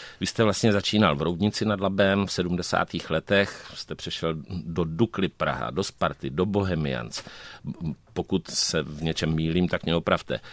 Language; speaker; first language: Czech; native; Czech